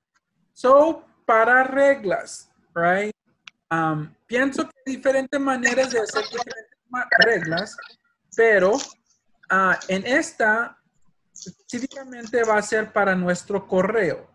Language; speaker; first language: Spanish; early bilingual, heritage; Spanish